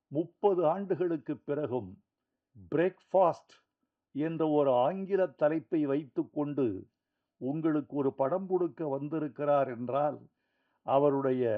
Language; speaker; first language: Tamil; native; Tamil